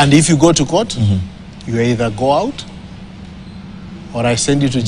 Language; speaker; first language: English; non-native, local second language; Swahili